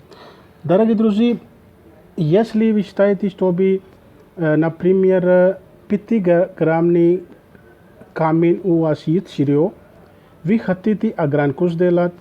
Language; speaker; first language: Russian; non-native, learner; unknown